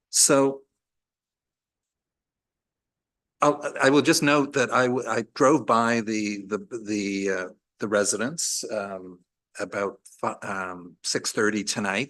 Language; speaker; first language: English; native; English